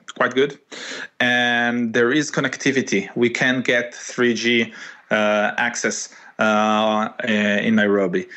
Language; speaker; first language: English; non-native, fluent; Hebrew